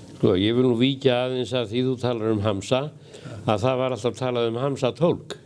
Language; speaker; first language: Icelandic; native; Icelandic